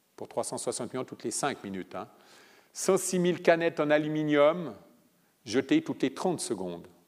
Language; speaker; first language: French; early bilingual, other home language; Italian